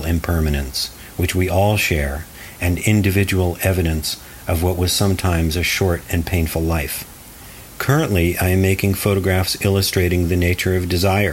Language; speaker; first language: English; native; English